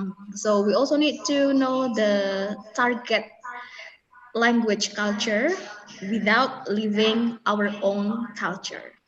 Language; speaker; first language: English; non-native, fluent; Indonesian